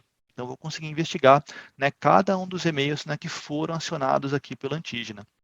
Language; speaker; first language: Portuguese; native; Portuguese